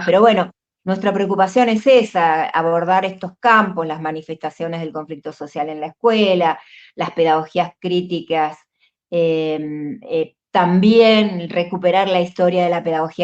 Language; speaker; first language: Spanish; native; Spanish